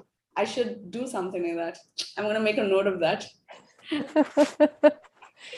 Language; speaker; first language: English; non-native, local second language; Hindi